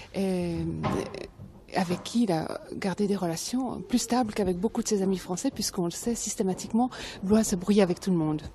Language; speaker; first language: French; native; French